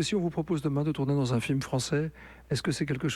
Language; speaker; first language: French; native; French